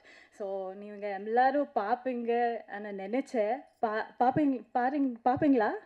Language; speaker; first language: Tamil; non-native, learner; Kannada